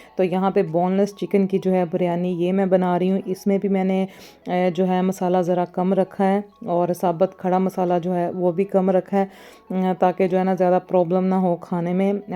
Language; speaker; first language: Urdu; non-native, local second language; Punjabi